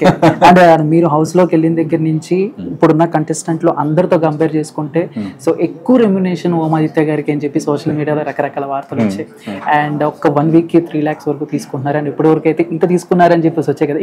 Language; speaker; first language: Telugu; native; Telugu